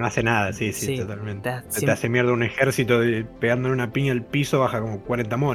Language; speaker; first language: Spanish; native; Spanish